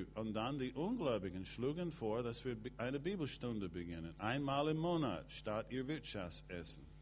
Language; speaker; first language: German; non-native, fluent; English